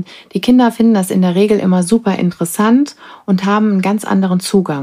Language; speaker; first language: German; native; German